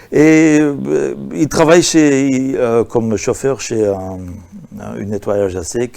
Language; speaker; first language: French; non-native, local second language; Dutch